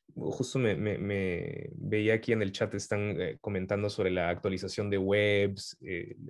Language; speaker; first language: Spanish; native; Spanish